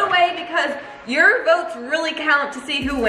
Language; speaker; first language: English; native; English